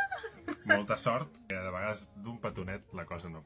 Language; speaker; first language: Catalan; native; Catalan